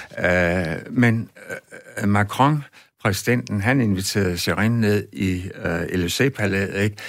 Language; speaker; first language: Danish; native; Danish